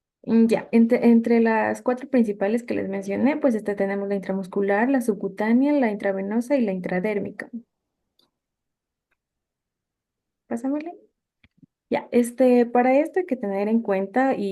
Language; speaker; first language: Spanish; native; Spanish